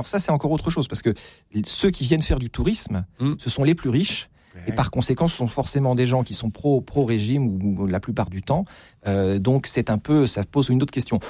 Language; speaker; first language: French; native; French